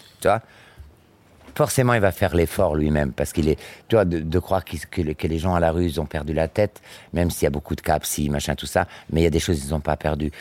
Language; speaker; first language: French; native; French